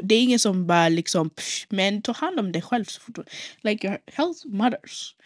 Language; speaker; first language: Swedish; non-native, local second language; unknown